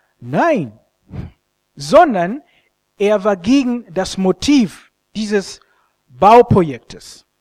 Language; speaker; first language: German; non-native, fluent; Ganda